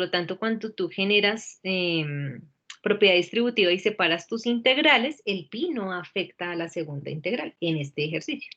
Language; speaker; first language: Spanish; native; Spanish